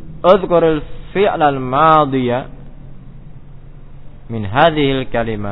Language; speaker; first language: Arabic; non-native, fluent; Indonesian